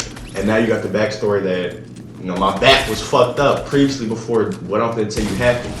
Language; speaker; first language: English; native; English